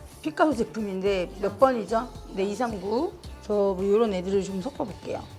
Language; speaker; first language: Korean; native; Korean